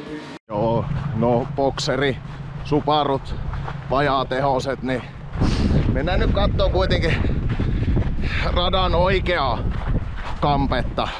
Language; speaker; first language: Finnish; native; Finnish